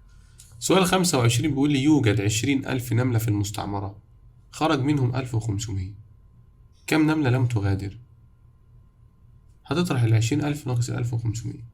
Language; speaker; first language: Arabic; native; Arabic